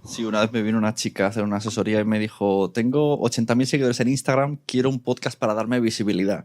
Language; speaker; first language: Spanish; native; Spanish